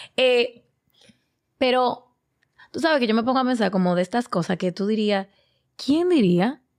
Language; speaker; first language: Spanish; native; Spanish